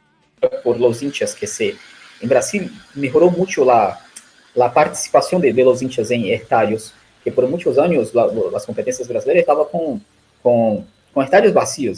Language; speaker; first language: Spanish; non-native, learner; Portuguese